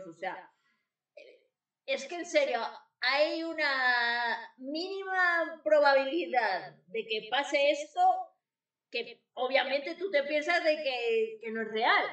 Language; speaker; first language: Spanish; native; Spanish